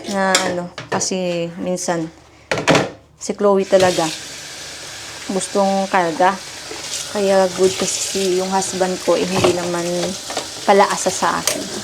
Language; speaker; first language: Filipino; non-native, local second language; Hiligaynon